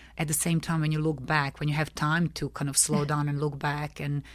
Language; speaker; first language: English; non-native, fluent; Serbian